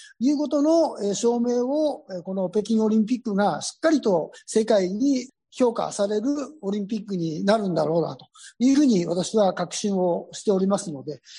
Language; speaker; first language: Japanese; native; Japanese